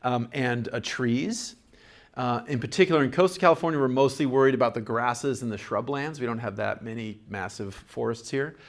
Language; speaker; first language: English; native; English